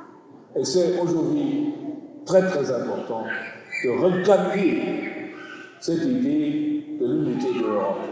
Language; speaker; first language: French; non-native, learner; German